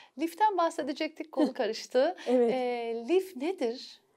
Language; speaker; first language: Turkish; native; Turkish